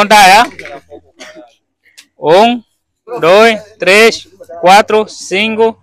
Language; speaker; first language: Portuguese; non-native, learner; Vietnamese